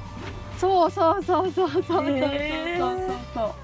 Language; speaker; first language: Japanese; native; Japanese